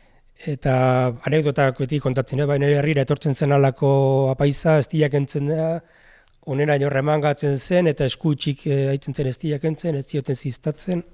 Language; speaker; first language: Basque; native; Basque